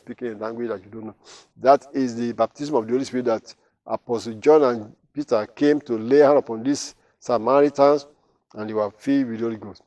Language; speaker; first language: English; non-native, local second language; Yoruba